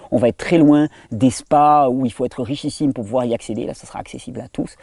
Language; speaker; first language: French; native; French